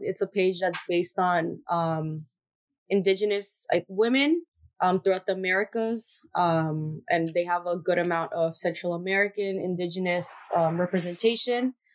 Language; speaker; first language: English; early bilingual, other home language; Spanish